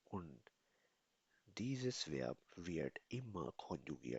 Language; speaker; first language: German; non-native, fluent; Hindi